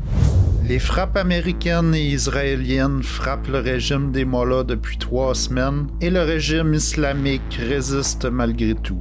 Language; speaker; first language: French; native; French